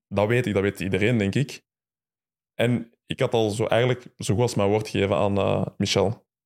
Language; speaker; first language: Dutch; early bilingual, other home language; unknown